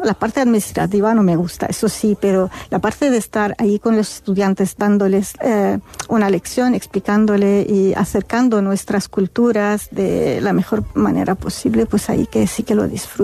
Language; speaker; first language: Spanish; non-native, fluent; Arabic